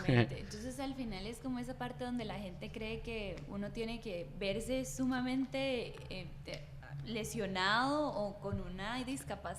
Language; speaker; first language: Spanish; native; Spanish